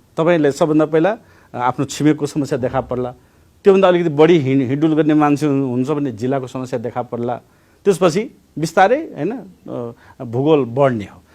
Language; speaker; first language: Nepali; non-native, local second language; Maithili